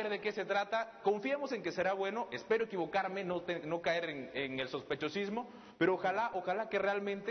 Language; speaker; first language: Spanish; native; Spanish